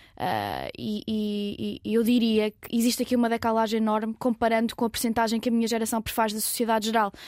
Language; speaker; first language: Portuguese; native; Portuguese